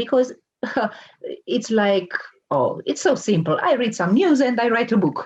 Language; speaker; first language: English; non-native, fluent; Romanian